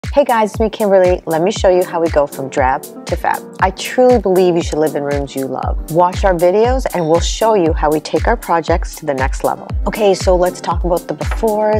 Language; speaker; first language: English; native; English